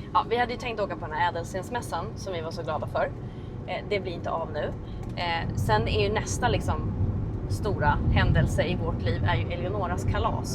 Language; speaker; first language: Swedish; native; Swedish